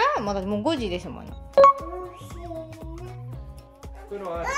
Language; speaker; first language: Japanese; native; Japanese